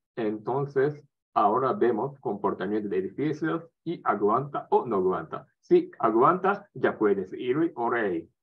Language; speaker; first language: Spanish; non-native, learner; Japanese